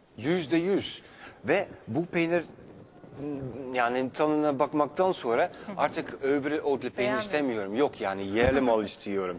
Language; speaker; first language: Turkish; non-native, fluent; Dutch